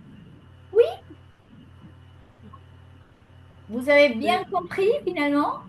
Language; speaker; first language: French; non-native, fluent; Spanish